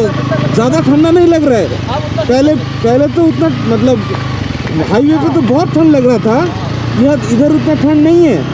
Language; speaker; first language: Hindi; non-native, local second language; Bangla